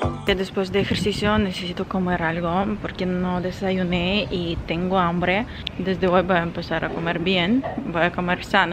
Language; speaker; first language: Spanish; non-native, fluent; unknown